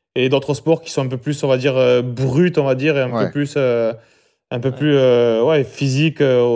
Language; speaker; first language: French; native; French